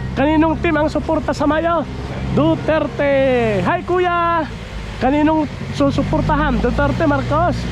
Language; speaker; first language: Filipino; native; Filipino